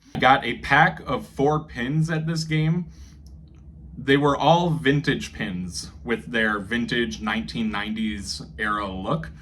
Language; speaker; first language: English; native; English